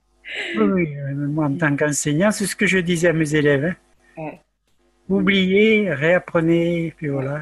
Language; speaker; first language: French; native; French